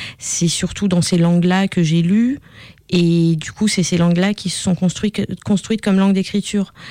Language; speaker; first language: French; non-native, fluent; Russian